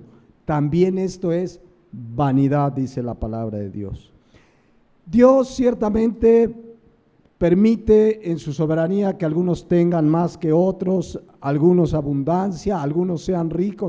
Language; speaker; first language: Spanish; native; Spanish